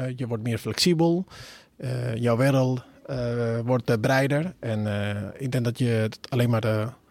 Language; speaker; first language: Dutch; non-native, fluent; Spanish